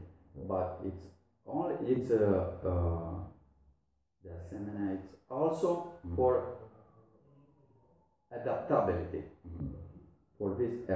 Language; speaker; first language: English; non-native, learner; Romanian